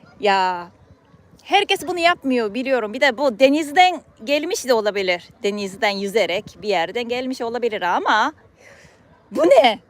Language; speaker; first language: Turkish; non-native, fluent; Japanese